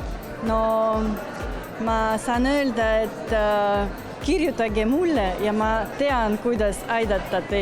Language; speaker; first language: Estonian; non-native, local second language; Russian